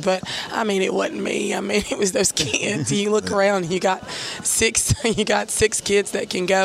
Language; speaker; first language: English; native; English